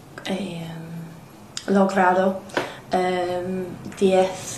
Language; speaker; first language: Spanish; non-native, learner; English